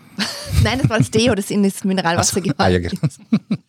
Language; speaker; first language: German; native; German